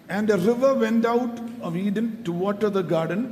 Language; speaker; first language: English; non-native, local second language; Malayalam